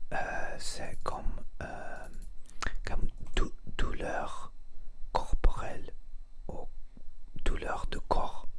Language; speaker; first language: French; non-native, learner; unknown